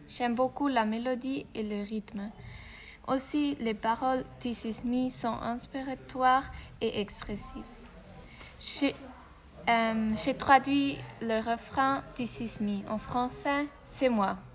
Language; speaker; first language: French; non-native, learner; German